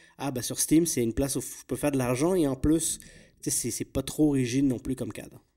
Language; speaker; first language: French; native; French